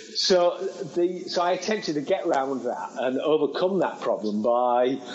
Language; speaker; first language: English; native; English